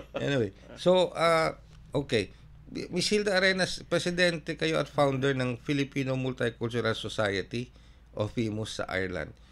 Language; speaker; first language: Filipino; native; Filipino